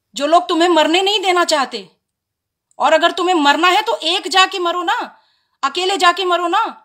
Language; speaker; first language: Hindi; native; Hindi